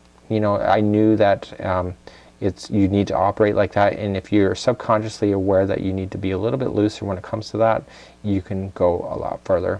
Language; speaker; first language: English; native; English